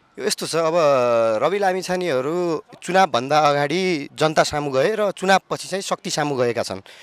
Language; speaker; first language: Nepali; native; Nepali